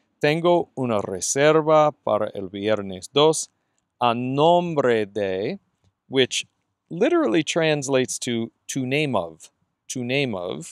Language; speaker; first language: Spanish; non-native, fluent; English